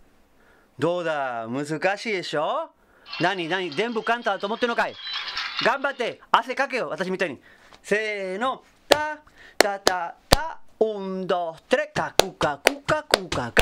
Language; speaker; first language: Japanese; non-native, fluent; Spanish